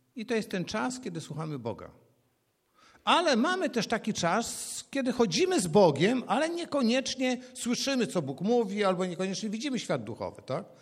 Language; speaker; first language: Polish; native; Polish